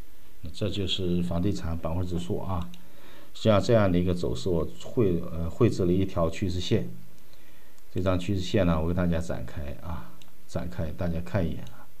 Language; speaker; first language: Chinese; native; Chinese